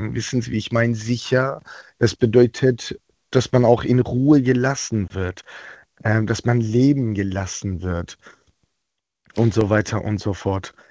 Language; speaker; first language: German; non-native, fluent; Persian